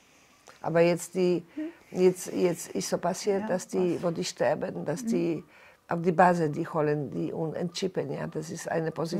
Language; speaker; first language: German; non-native, learner; Polish